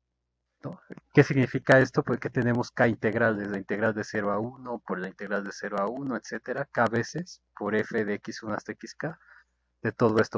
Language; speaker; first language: Spanish; native; Spanish